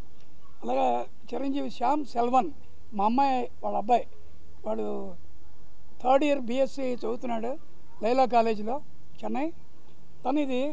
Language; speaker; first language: Telugu; native; Telugu